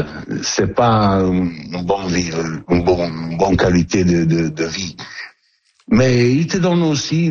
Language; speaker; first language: French; non-native, learner; Italian